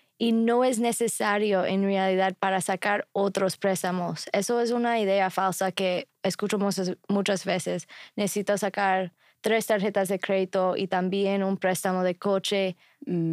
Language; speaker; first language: Spanish; non-native, fluent; English